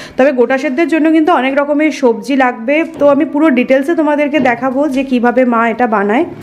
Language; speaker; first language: Bangla; native; Bangla